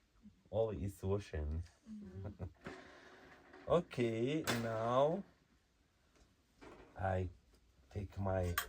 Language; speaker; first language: English; non-native, learner; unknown